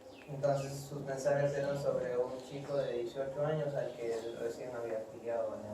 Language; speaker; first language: Spanish; native; Spanish